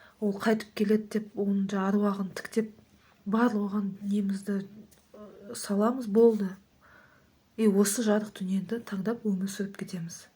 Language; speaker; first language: Kazakh; native; Kazakh